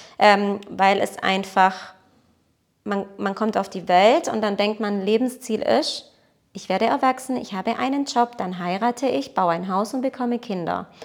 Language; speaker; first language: German; early bilingual, other home language; Portuguese